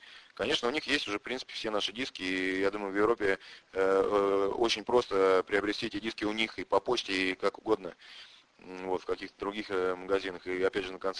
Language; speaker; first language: Russian; native; Russian